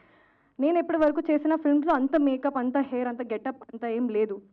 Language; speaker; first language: Telugu; non-native, learner; Hindi